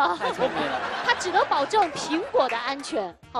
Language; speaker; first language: Chinese; native; Chinese